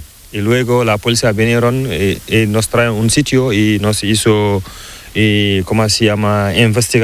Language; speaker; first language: Spanish; non-native, learner; Fula